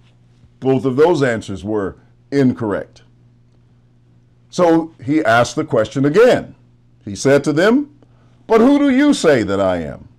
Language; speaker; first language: English; native; English